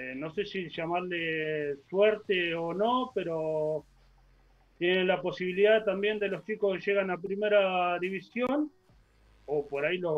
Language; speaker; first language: Spanish; native; Spanish